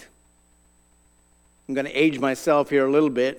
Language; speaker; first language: English; native; English